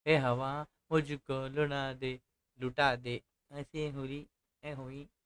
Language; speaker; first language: Hindi; non-native, local second language; Marathi